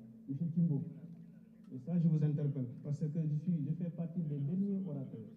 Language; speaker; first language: French; non-native, local second language; Wolof